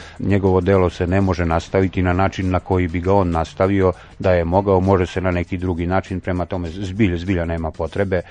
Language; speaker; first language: Serbian; non-native, local second language; Rusyn